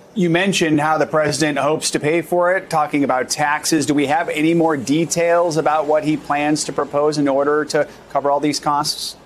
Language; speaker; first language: English; native; English